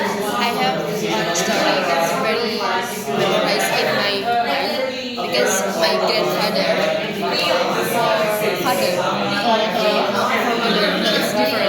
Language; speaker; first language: English; non-native, learner; Indonesian